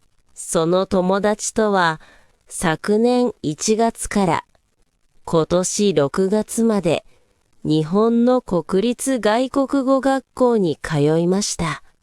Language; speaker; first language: Japanese; non-native, fluent; Korean